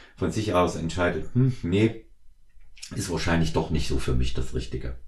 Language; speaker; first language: German; native; German